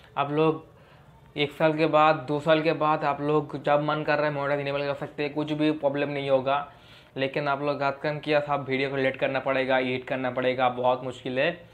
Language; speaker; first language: Hindi; non-native, local second language; Bangla